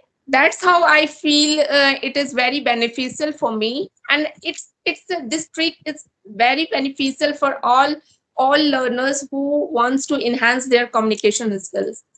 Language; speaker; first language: English; non-native, learner; Hindi